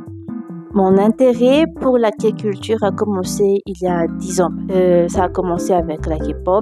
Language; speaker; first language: French; non-native, local second language; Malagasy